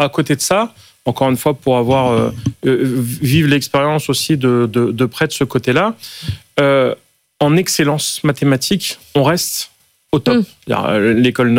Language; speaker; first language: French; native; French